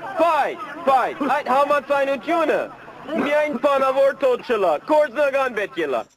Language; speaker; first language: Armenian; early bilingual, heritage; Armenian